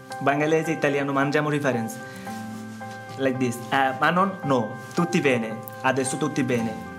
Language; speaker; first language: Italian; non-native, learner; Bangla